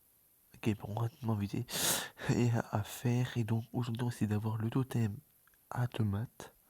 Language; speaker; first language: French; native; French